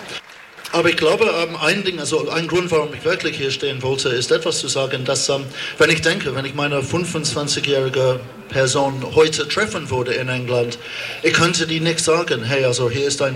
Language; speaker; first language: German; non-native, fluent; English